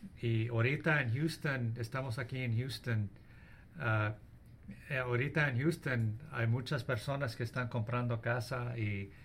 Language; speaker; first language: Spanish; early bilingual, heritage; English